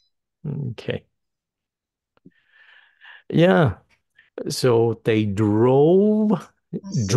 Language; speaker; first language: English; non-native, fluent; Vietnamese